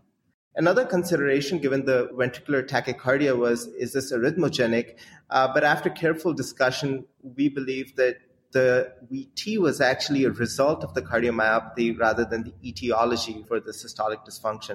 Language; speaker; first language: English; non-native, local second language; Hindi